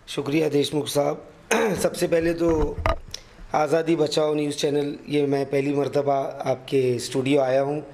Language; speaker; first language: Hindi; non-native, local second language; Urdu